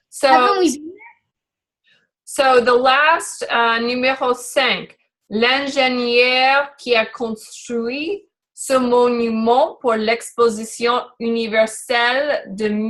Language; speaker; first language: French; non-native, learner; English